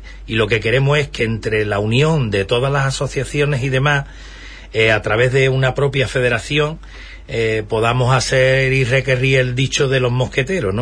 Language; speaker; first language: Spanish; native; Spanish